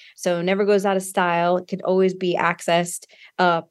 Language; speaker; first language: English; native; English